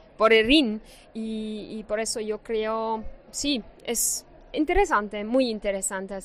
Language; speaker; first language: Spanish; non-native, fluent; German